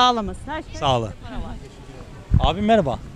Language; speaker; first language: Turkish; native; Turkish